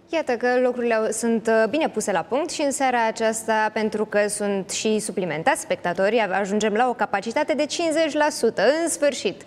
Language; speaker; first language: Romanian; native; Romanian